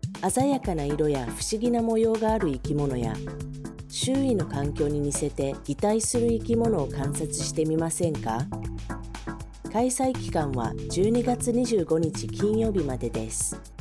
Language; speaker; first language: Japanese; native; Japanese